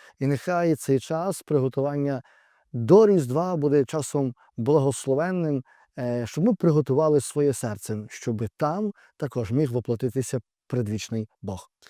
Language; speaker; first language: Ukrainian; native; Ukrainian